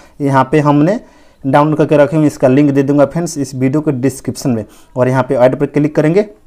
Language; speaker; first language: Hindi; native; Hindi